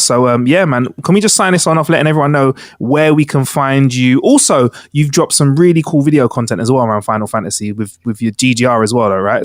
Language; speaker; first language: English; native; English